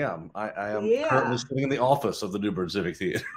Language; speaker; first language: English; native; English